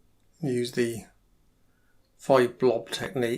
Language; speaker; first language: English; native; English